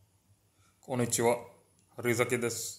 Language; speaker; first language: Japanese; non-native, learner; English